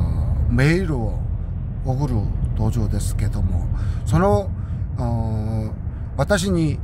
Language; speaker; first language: Japanese; non-native, learner; Korean